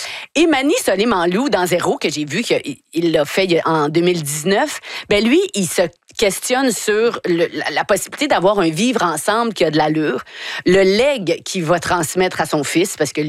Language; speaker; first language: French; native; French